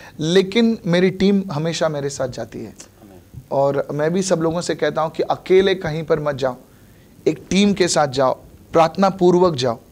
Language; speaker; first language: Hindi; non-native, local second language; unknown